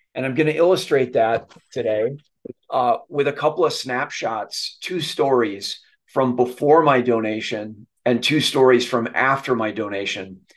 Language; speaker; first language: English; native; English